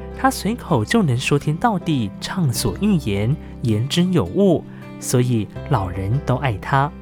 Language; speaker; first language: Chinese; non-native, local second language; Amis